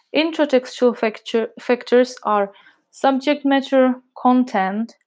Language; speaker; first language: English; non-native, fluent; Czech